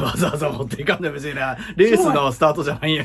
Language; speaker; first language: Japanese; native; Japanese